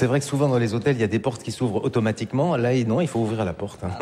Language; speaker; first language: French; native; French